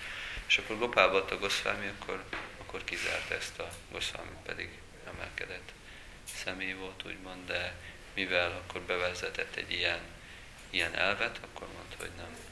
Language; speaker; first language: Hungarian; native; Hungarian